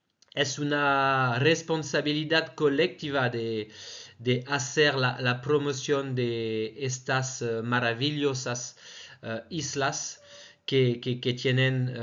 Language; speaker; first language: Spanish; non-native, fluent; French